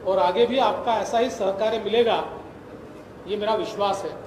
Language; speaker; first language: Hindi; non-native, local second language; Marathi